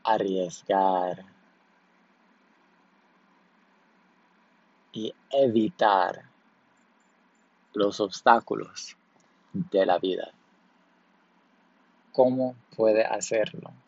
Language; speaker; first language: Spanish; early bilingual, heritage; Spanish